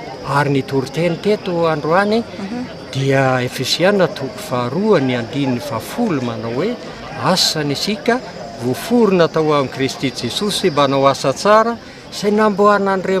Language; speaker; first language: Malagasy; non-native, fluent; Norwegian